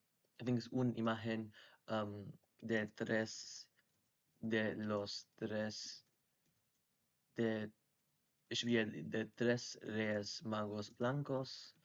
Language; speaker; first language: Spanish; non-native, learner; English